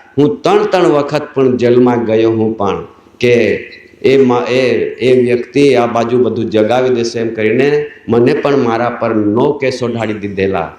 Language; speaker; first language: Gujarati; non-native, local second language; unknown